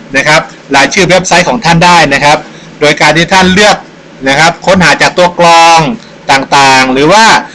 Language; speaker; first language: Thai; native; Thai